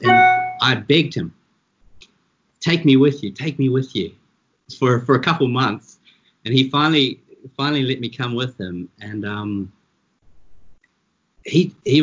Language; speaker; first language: English; native; English